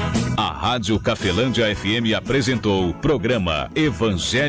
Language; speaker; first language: Portuguese; native; Portuguese